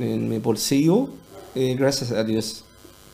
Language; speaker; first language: Spanish; non-native, learner; Arabic